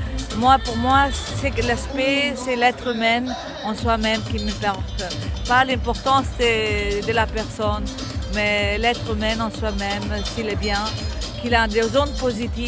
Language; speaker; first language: French; non-native, fluent; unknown